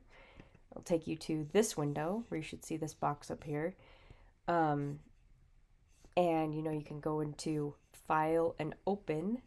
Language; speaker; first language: English; native; English